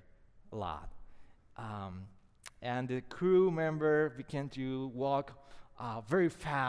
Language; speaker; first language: English; non-native, fluent; Spanish